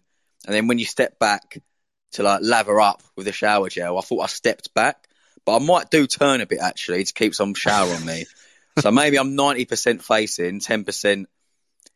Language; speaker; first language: English; native; English